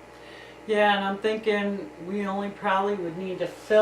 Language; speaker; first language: English; native; English